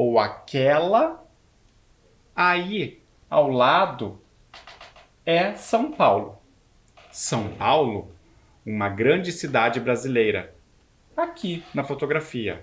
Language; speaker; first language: Portuguese; native; Portuguese